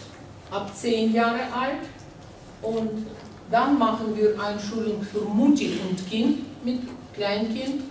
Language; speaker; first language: German; non-native, learner; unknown